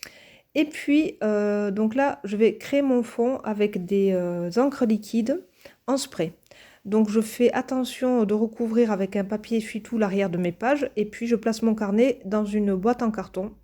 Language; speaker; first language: French; native; French